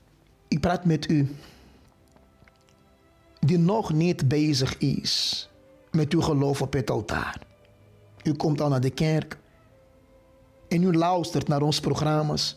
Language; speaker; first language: Dutch; non-native, fluent; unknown